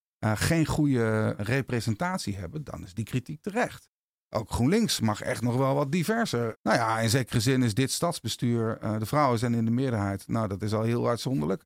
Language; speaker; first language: Dutch; native; Dutch